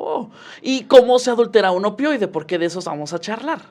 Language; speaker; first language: Spanish; native; Spanish